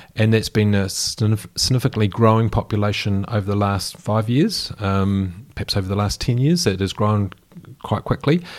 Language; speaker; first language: English; native; English